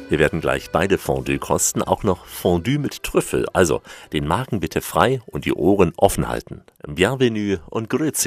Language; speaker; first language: German; native; German